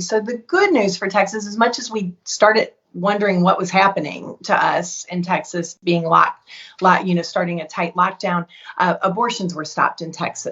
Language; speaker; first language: English; native; English